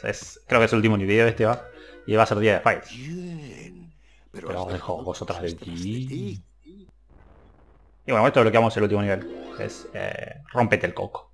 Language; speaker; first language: Spanish; native; Spanish